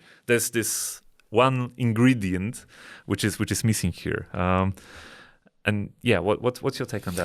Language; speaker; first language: English; non-native, fluent; Polish